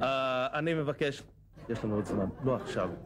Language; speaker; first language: Hebrew; native; Hebrew